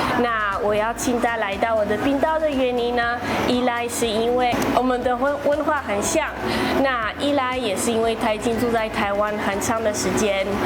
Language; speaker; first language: Chinese; non-native, fluent; French